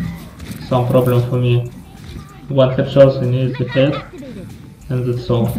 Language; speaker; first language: English; non-native, learner; Russian